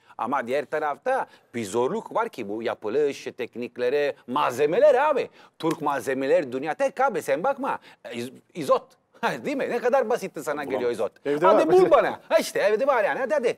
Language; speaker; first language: Turkish; non-native, fluent; Italian